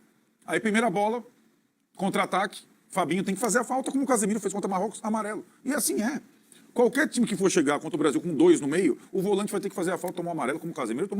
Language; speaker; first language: Portuguese; native; Portuguese